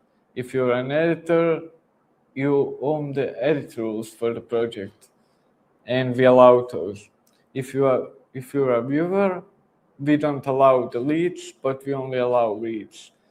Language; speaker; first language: English; non-native, fluent; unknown